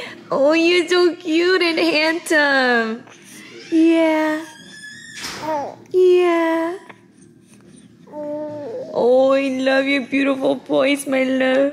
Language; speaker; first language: English; early bilingual, other home language; Spanish